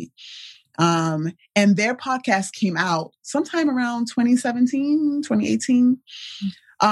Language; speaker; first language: English; native; English